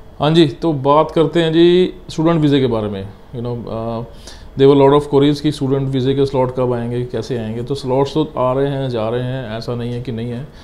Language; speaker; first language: Hindi; non-native, local second language; Punjabi